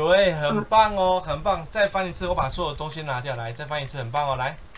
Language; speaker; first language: Chinese; native; Chinese